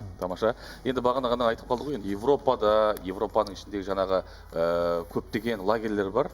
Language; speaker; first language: Kazakh; native; Kazakh